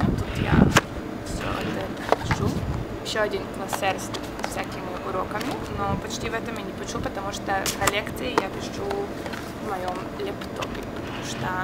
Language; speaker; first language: Russian; early bilingual, heritage; Russian